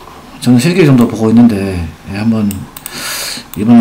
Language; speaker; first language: Korean; native; Korean